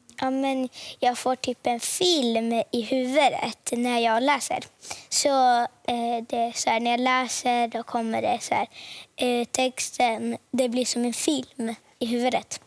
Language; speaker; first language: Swedish; early bilingual, other home language; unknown